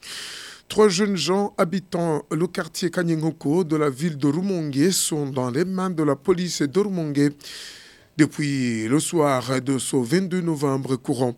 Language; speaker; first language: French; non-native, local second language; Rundi